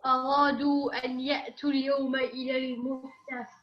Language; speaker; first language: Arabic; non-native, learner; English